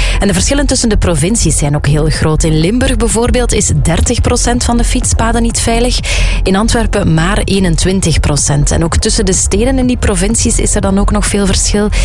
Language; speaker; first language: Dutch; native; Dutch